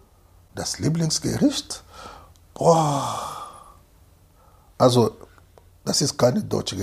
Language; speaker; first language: German; non-native, fluent; Lingala